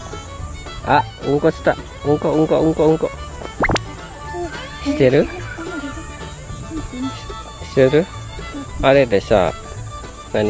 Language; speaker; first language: Japanese; non-native, fluent; Indonesian